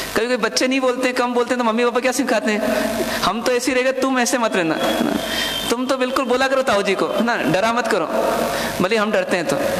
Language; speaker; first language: Hindi; non-native, local second language; Marwari